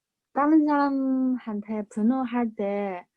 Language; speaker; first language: Korean; non-native, fluent; Chinese